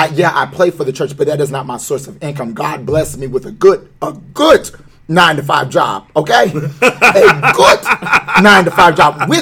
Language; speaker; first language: English; native; English